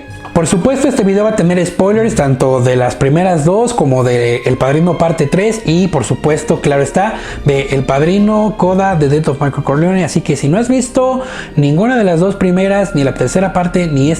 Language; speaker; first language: Spanish; native; Spanish